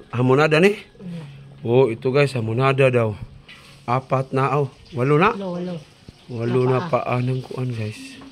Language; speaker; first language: Filipino; non-native, local second language; Cebuano